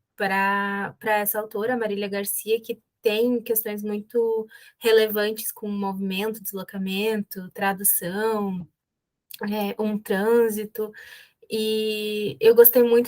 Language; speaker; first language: Portuguese; native; Portuguese